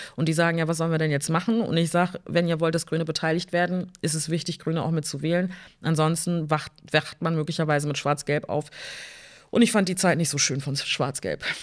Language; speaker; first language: German; early bilingual, other home language; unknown